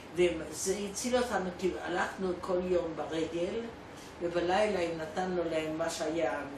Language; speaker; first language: Hebrew; non-native, fluent; Polish